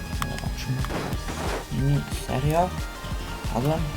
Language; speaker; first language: Polish; native; Polish